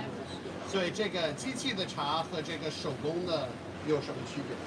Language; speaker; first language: Chinese; non-native, fluent; English